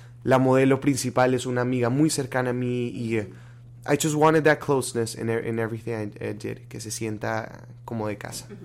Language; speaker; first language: Spanish; native; Spanish